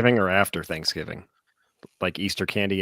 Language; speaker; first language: English; native; English